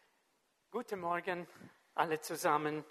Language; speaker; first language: German; non-native, fluent; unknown